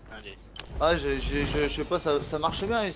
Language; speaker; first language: French; native; French